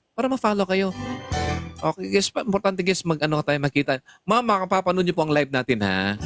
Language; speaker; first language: Filipino; non-native, local second language; Cebuano